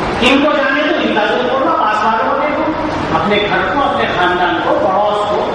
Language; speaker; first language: Urdu; native; Urdu